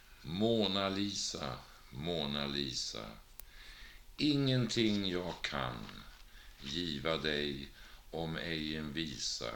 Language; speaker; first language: Swedish; native; Swedish